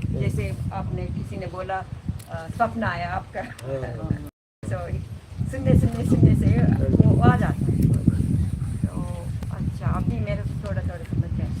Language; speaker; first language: Hindi; non-native, local second language; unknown